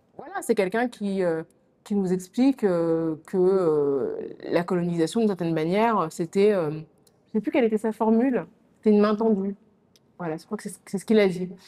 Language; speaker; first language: French; native; French